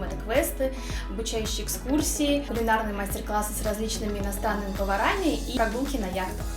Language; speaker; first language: Russian; native; Russian